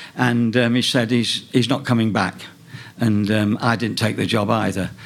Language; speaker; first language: English; native; English